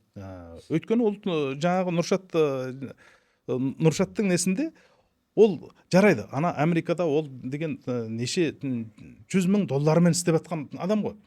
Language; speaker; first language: Kazakh; early bilingual, heritage; Kazakh